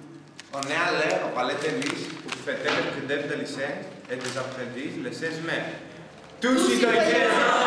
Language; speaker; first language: French; non-native, learner; Greek